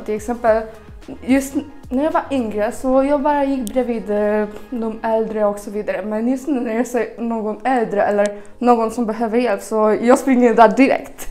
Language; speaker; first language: Swedish; early bilingual, other home language; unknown